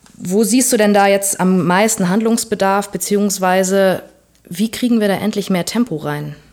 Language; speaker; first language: German; native; German